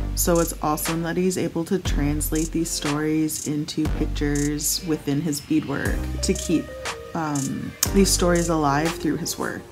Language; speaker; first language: English; native; English